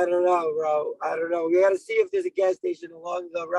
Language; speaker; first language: English; native; English